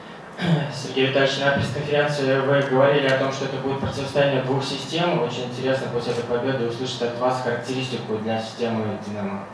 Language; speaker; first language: Russian; native; Russian